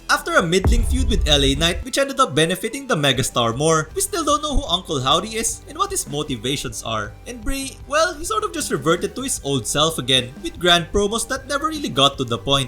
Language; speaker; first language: English; native; English